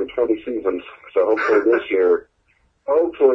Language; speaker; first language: English; native; English